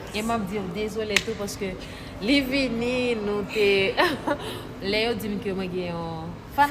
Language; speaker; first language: French; non-native, learner; Haitian Creole